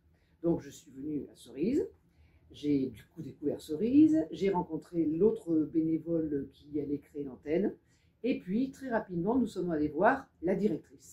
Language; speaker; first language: French; native; French